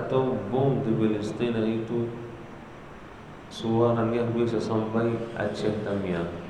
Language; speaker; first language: Indonesian; non-native, learner; Arabic